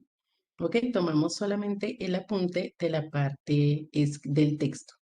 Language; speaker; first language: Spanish; native; Spanish